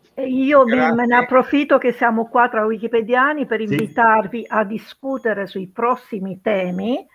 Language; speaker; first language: Italian; early bilingual, other home language; Romanian